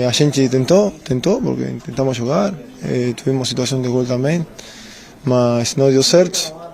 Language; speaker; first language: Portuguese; non-native, learner; Spanish